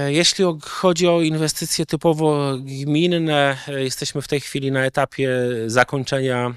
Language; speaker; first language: Polish; native; Polish